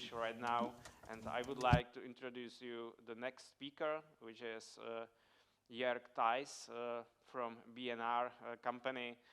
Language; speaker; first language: English; non-native, fluent; Czech